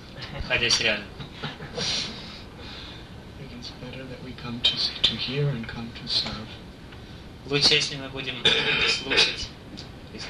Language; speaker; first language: Russian; native; Russian